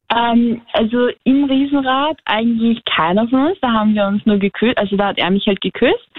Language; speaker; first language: German; non-native, fluent; Macedonian